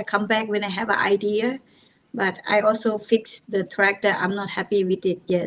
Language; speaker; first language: English; non-native, learner; Thai